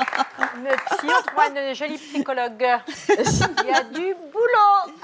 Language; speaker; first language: French; native; French